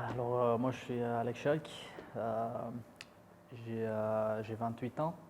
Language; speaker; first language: French; non-native, fluent; Dutch